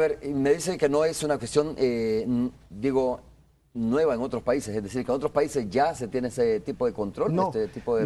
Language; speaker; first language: Spanish; native; Spanish